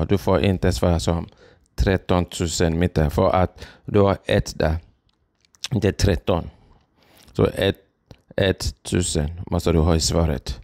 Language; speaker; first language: Swedish; non-native, fluent; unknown